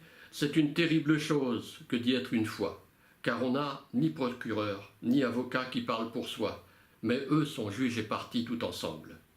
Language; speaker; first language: French; native; French